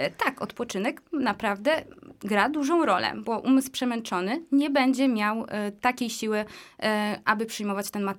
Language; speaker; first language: Polish; native; Polish